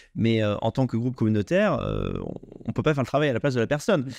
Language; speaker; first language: French; native; French